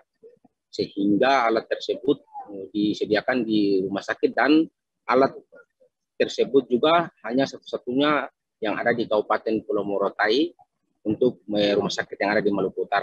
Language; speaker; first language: Indonesian; native; Indonesian